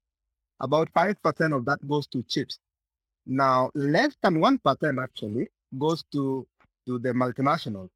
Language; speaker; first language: English; non-native, local second language; Kikuyu